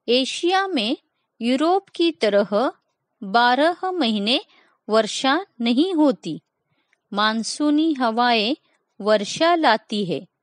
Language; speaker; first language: Hindi; non-native, local second language; Kannada